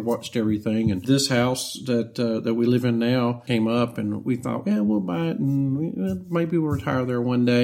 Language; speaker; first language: English; native; English